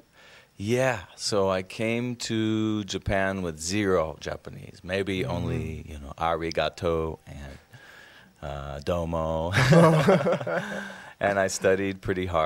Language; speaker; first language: English; non-native, fluent; Spanish